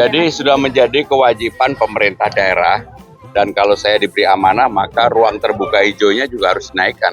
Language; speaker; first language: Indonesian; native; Indonesian